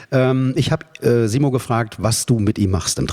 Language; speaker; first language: German; native; German